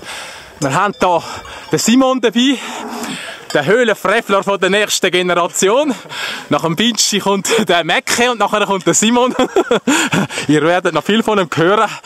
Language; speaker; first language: German; native; German